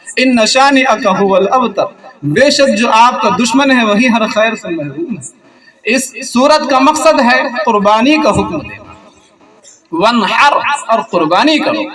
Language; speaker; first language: Urdu; native; Urdu